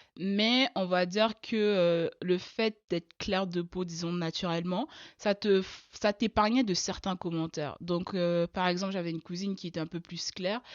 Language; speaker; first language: French; early bilingual, other home language; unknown